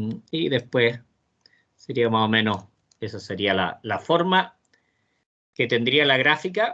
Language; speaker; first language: Spanish; native; Spanish